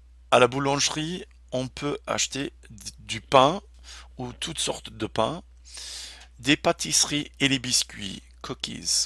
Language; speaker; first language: French; non-native, fluent; English